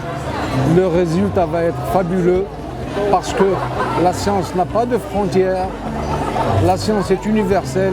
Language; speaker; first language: French; non-native, local second language; Arabic